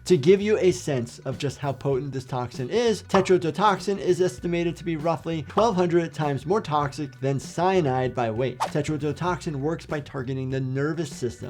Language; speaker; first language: English; native; English